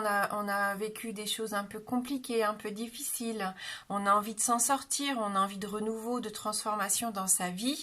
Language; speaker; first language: French; native; French